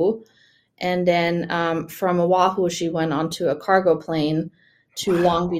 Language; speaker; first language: English; non-native, fluent; German